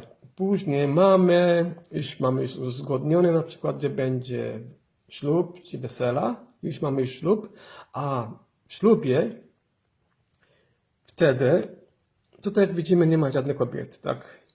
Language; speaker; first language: Polish; non-native, fluent; Somali